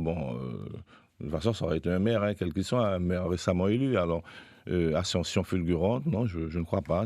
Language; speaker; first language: French; native; French